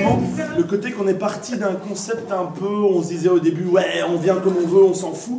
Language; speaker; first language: French; native; French